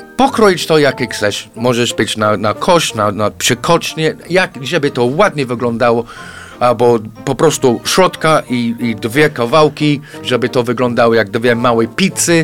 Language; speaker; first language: Polish; non-native, fluent; English